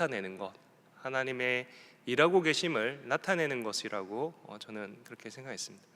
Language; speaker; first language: Korean; native; Korean